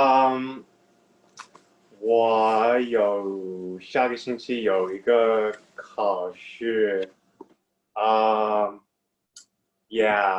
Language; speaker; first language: Chinese; non-native, learner; English